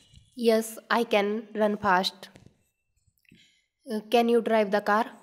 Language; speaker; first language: English; non-native, learner; Hindi